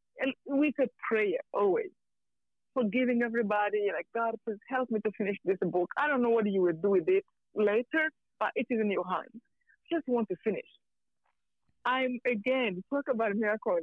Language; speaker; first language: English; non-native, local second language; Kinyarwanda